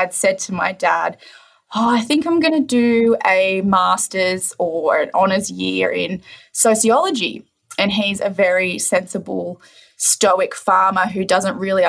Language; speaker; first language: English; native; English